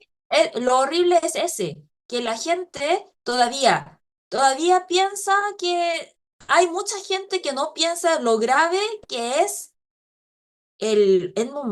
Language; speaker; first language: Spanish; non-native, fluent; Korean